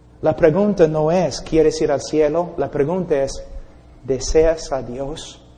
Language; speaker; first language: Spanish; non-native, fluent; English